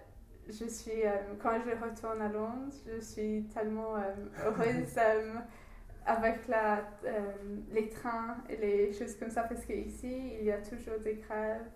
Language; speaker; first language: French; non-native, learner; English